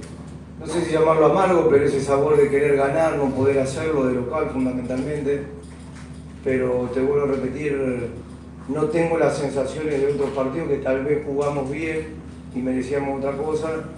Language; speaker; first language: Spanish; native; Spanish